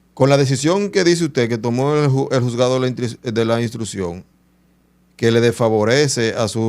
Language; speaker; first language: Spanish; native; Spanish